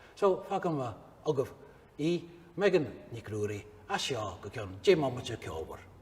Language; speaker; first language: Irish; native; Irish